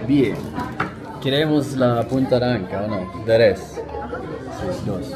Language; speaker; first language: Spanish; non-native, fluent; Swedish